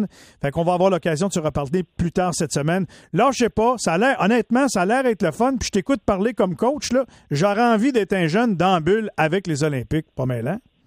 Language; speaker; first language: French; native; French